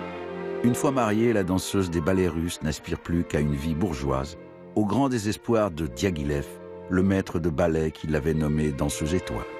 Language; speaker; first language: French; native; French